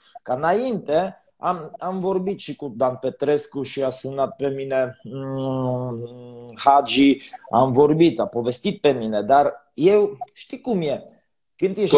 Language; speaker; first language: Romanian; non-native, learner; Polish